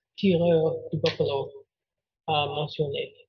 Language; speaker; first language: French; non-native, learner; English